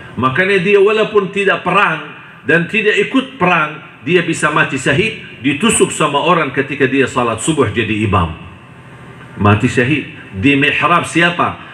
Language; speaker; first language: Indonesian; non-native, fluent; Arabic